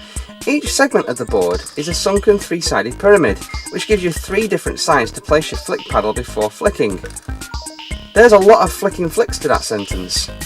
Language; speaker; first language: English; native; English